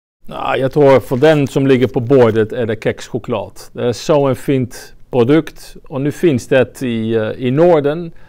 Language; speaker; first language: Swedish; non-native, fluent; French